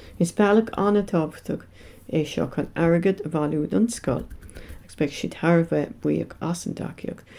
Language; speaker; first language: Irish; non-native, local second language; English